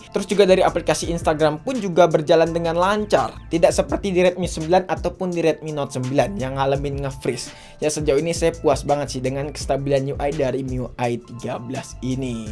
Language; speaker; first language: Indonesian; native; Indonesian